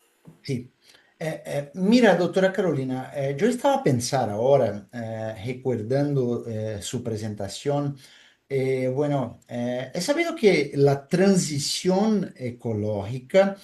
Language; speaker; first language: Spanish; non-native, fluent; Portuguese